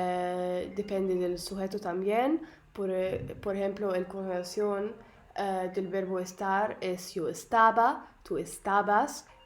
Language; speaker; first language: Spanish; non-native, learner; Arabic